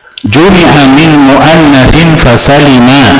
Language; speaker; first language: Arabic; non-native, fluent; Indonesian